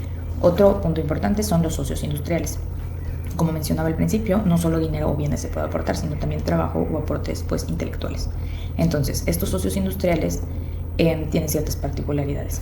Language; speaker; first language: Spanish; native; Spanish